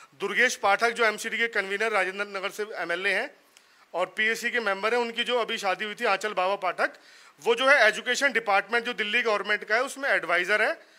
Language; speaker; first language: Hindi; native; Hindi